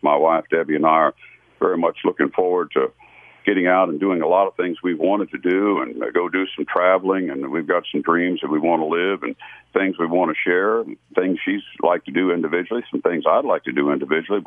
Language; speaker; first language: English; native; English